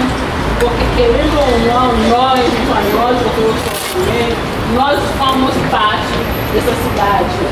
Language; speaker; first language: Portuguese; non-native, learner; Haitian Creole